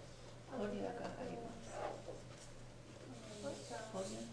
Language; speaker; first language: Japanese; non-native, learner; English